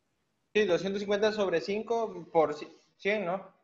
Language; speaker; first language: Spanish; native; Spanish